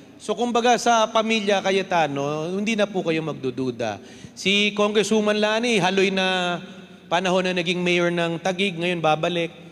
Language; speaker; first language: Filipino; non-native, local second language; Bikol